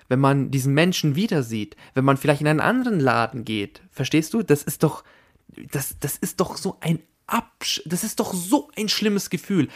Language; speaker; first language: German; early bilingual, other home language; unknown